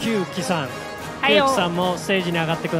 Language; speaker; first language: Japanese; native; Japanese